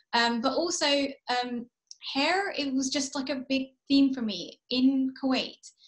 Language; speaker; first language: English; early bilingual, heritage; English